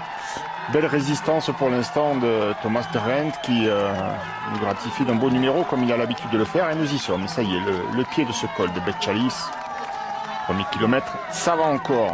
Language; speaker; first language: French; native; French